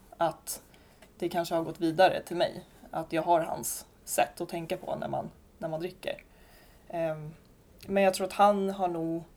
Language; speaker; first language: Swedish; native; Swedish